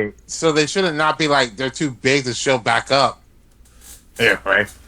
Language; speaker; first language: English; native; English